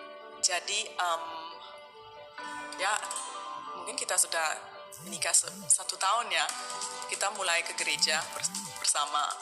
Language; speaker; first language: Indonesian; non-native, fluent; German